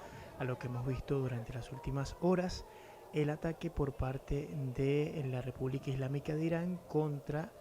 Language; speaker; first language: Spanish; native; Spanish